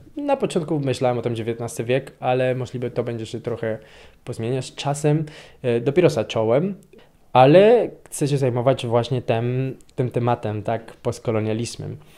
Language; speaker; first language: Polish; non-native, fluent; Spanish